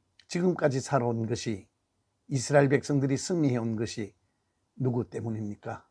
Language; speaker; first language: Korean; native; Korean